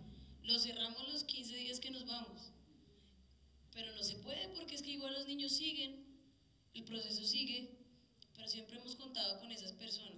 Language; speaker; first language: Spanish; native; Spanish